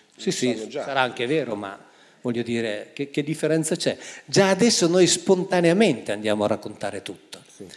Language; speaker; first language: Italian; native; Italian